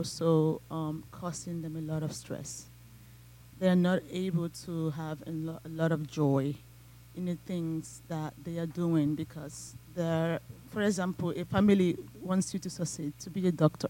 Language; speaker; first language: English; non-native, local second language; Igbo